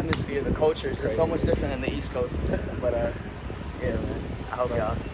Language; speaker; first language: English; native; English